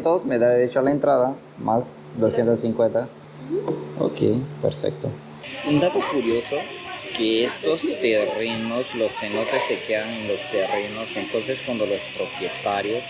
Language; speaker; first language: Spanish; non-native, fluent; Portuguese